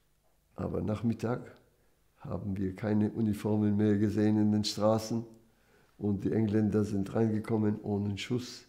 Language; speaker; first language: German; non-native, fluent; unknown